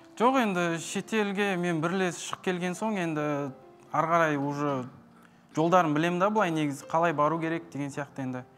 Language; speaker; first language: Kazakh; native; Kazakh